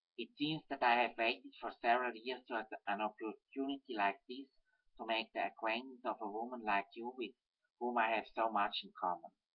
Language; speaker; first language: English; non-native, fluent; Swiss German